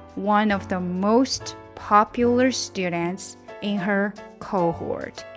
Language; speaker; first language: English; non-native, fluent; Chinese